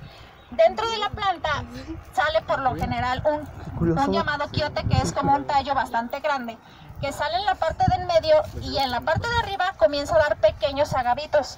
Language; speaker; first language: Spanish; native; Spanish